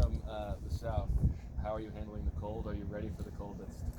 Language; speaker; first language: English; native; English